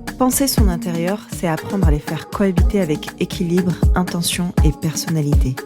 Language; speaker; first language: French; native; French